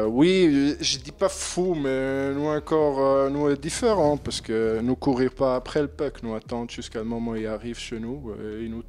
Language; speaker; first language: French; non-native, learner; German